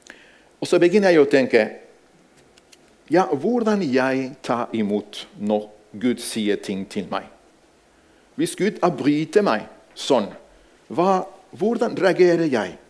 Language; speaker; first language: Norwegian; non-native, fluent; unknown